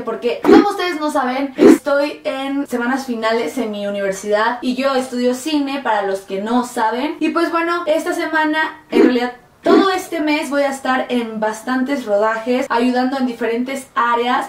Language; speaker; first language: Spanish; native; Spanish